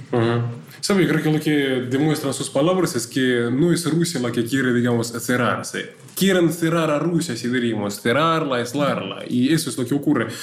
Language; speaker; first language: Spanish; non-native, fluent; Russian